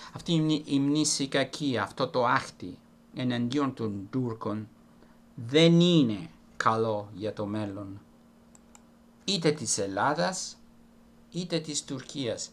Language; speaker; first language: Greek; non-native, fluent; Italian